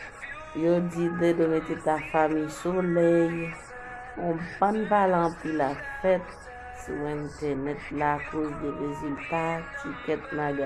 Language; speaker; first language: French; non-native, local second language; Haitian Creole